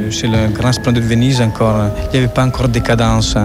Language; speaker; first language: French; non-native, fluent; Italian